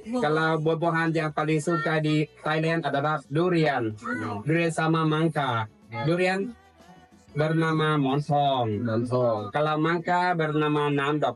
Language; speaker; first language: Indonesian; non-native, fluent; Thai